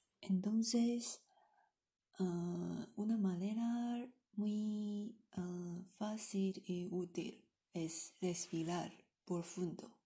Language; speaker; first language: Spanish; non-native, learner; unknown